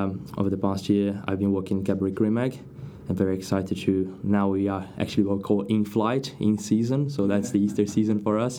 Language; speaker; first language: English; non-native, fluent; Portuguese